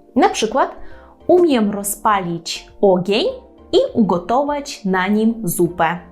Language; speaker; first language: Polish; non-native, fluent; Ukrainian